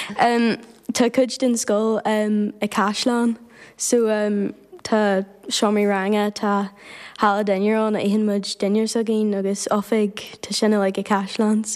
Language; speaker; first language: Irish; non-native, local second language; English